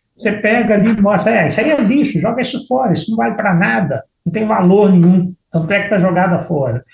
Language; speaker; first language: Portuguese; native; Portuguese